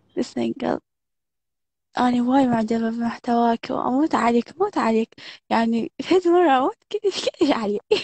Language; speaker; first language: Arabic; non-native, local second language; Kurdish